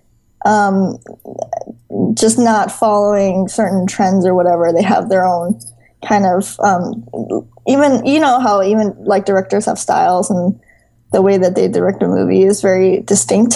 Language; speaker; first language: English; native; English